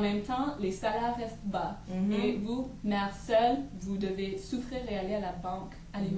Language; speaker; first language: French; native; French